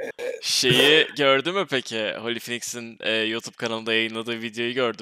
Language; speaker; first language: Turkish; native; Turkish